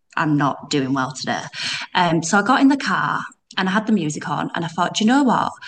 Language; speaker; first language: English; native; English